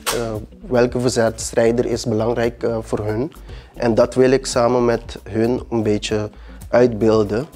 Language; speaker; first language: Dutch; early bilingual, other home language; Papiamento